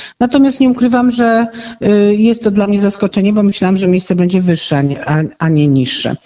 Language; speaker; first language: Polish; native; Polish